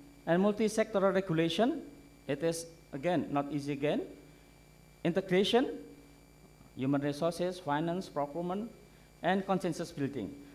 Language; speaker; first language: English; non-native, fluent; Indonesian